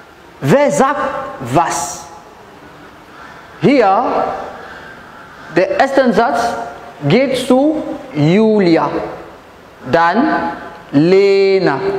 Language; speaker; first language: German; non-native, learner; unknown